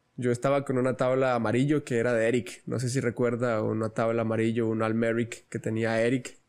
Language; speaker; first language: Spanish; native; Spanish